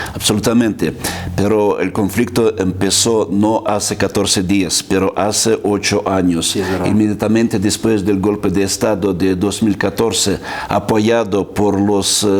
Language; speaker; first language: Spanish; non-native, fluent; Russian